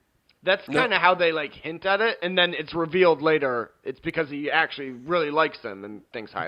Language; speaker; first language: English; native; English